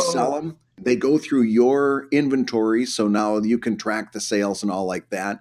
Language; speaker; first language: English; native; English